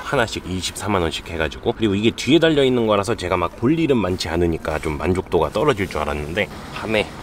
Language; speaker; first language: Korean; native; Korean